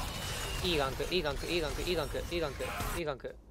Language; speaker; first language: Japanese; native; Japanese